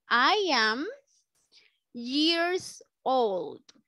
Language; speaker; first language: English; non-native, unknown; Spanish